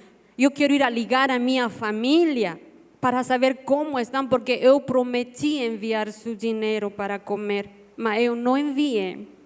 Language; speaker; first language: Portuguese; non-native, learner; Spanish